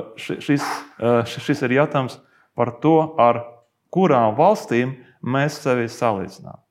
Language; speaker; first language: Latvian; non-native, local second language; Russian